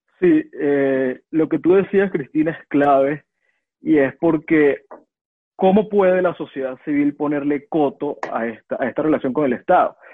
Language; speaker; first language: Spanish; native; Spanish